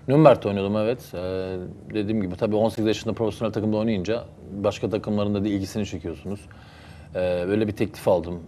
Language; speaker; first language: Turkish; early bilingual, heritage; Turkish